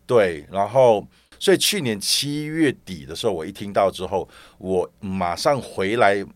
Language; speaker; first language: Chinese; native; Chinese